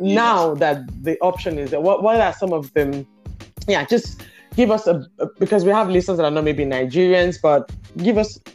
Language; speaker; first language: English; non-native, local second language; Yoruba